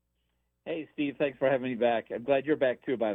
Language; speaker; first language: English; native; English